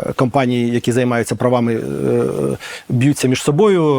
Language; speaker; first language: Ukrainian; native; Ukrainian